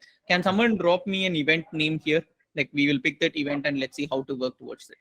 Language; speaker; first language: English; non-native, local second language; Tamil